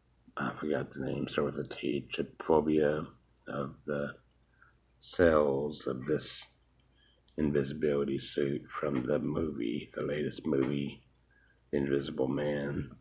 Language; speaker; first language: English; native; English